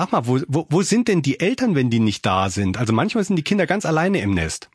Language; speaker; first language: German; native; German